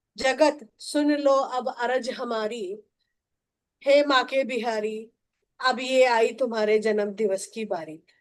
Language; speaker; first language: Hindi; non-native, local second language; Bhojpuri